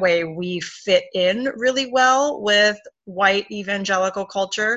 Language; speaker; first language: English; native; English